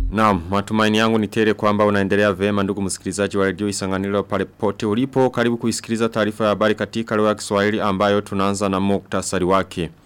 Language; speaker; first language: Swahili; non-native, local second language; Rundi